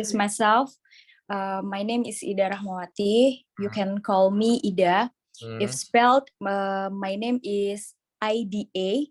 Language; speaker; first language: English; non-native, learner; Indonesian